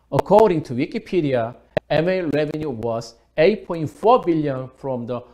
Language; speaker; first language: English; non-native, fluent; Korean